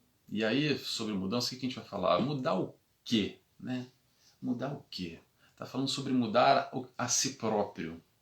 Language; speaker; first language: Portuguese; native; Portuguese